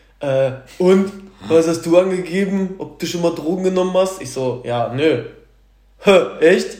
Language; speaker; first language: German; native; German